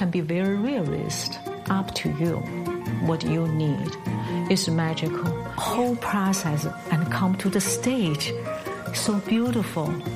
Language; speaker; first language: English; non-native, learner; Chinese